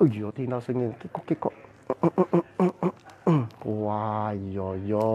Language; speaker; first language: Chinese; non-native, local second language; Cantonese